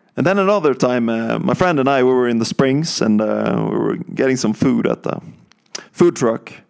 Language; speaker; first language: English; non-native, fluent; Norwegian